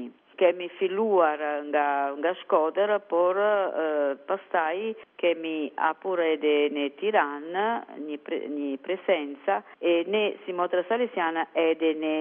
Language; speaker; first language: Albanian; non-native, learner; Italian